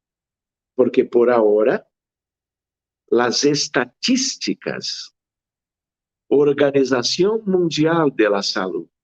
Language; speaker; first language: Spanish; non-native, fluent; Portuguese